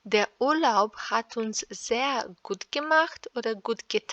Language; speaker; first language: German; non-native, fluent; Serbian